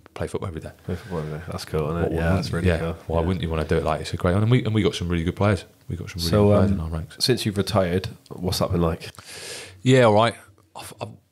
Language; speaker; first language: English; native; English